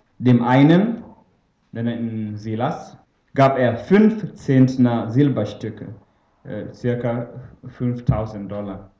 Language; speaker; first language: German; non-native, fluent; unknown